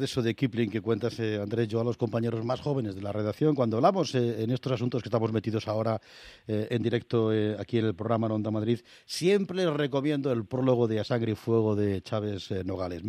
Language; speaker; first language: Spanish; native; Spanish